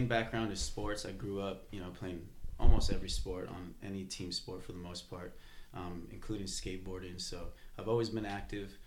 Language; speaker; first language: English; native; English